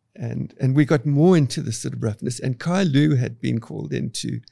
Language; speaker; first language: English; native; English